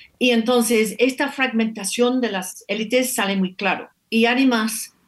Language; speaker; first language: Spanish; non-native, fluent; English